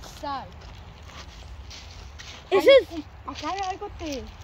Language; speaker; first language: Spanish; early bilingual, heritage; Spanish